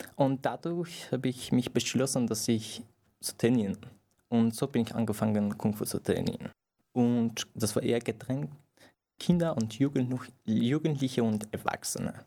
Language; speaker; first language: German; non-native, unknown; Persian